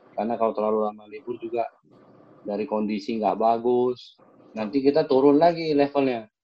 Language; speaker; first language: Indonesian; native; Indonesian